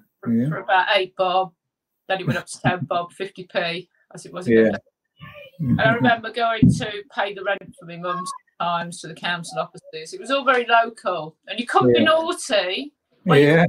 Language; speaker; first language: English; native; English